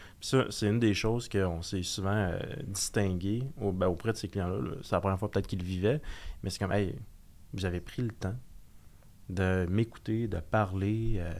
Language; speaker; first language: French; native; French